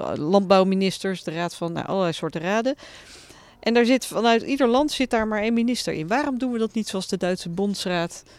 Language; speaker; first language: Dutch; native; Dutch